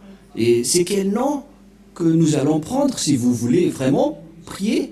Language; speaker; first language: French; non-native, local second language; Malagasy